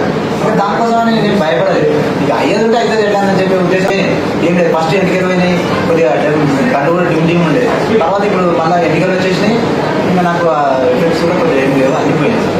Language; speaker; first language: Telugu; native; Telugu